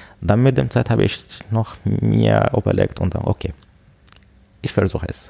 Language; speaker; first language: German; non-native, learner; Arabic